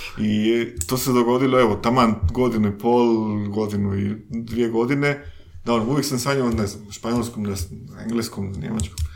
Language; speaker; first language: Croatian; non-native, fluent; Spanish